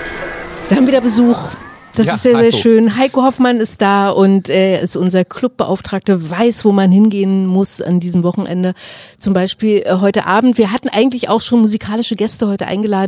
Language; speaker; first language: German; native; German